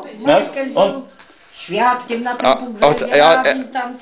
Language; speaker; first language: Polish; native; Polish